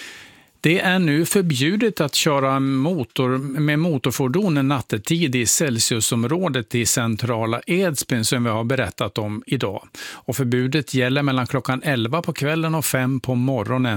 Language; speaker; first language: Swedish; native; Swedish